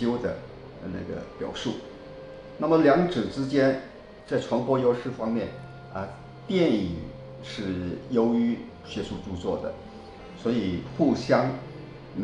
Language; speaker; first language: Chinese; native; Chinese